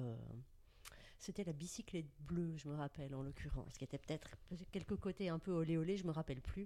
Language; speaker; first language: French; native; French